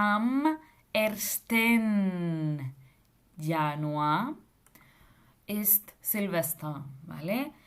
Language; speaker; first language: German; non-native, fluent; Spanish